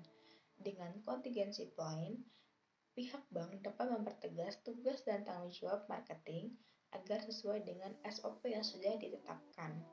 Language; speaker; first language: Indonesian; native; Indonesian